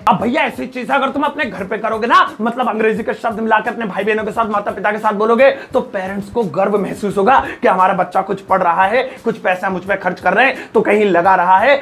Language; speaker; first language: Hindi; native; Hindi